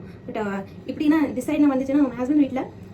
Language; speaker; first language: Tamil; non-native, learner; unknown